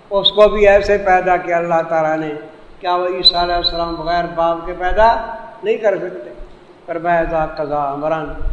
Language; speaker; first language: Urdu; non-native, local second language; Saraiki